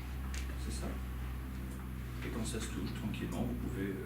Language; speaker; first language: French; native; French